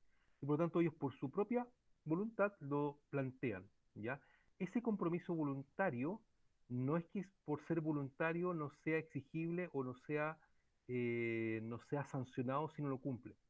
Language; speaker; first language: Spanish; native; Spanish